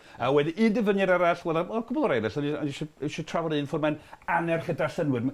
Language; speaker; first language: Welsh; non-native, fluent; English